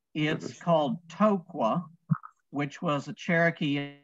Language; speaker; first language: English; native; English